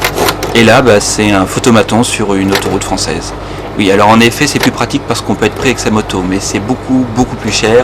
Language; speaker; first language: French; native; French